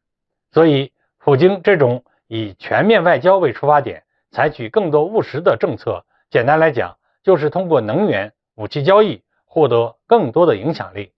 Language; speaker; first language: Chinese; native; Chinese